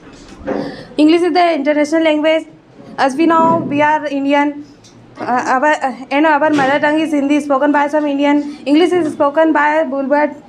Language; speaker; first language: English; non-native, learner; Hindi